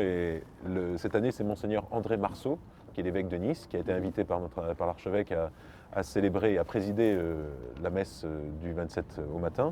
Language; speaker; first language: French; native; French